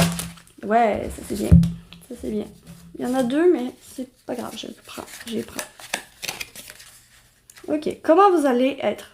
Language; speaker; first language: French; native; French